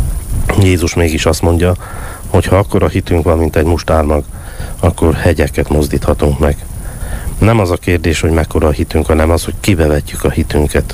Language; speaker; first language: Hungarian; native; Hungarian